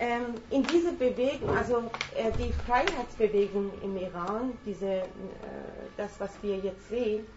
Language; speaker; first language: German; non-native, fluent; Persian